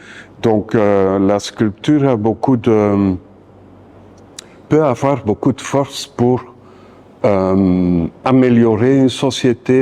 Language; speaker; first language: French; non-native, local second language; Dutch